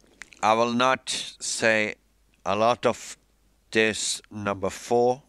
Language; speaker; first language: English; non-native, fluent; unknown